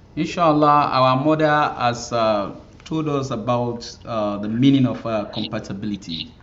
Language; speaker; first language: English; non-native, local second language; Yoruba